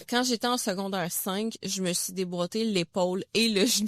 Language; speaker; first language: French; native; French